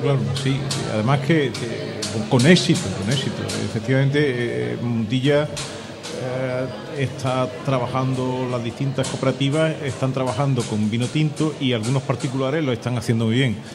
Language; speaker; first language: Spanish; native; Spanish